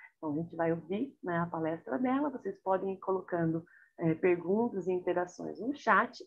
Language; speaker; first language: Portuguese; native; Portuguese